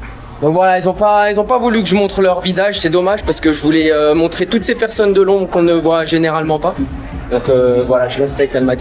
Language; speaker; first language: French; native; French